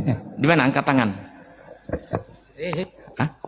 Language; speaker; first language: Indonesian; native; Indonesian